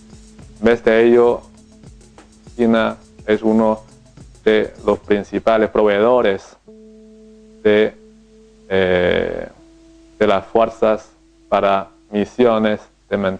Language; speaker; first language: Spanish; non-native, fluent; Chinese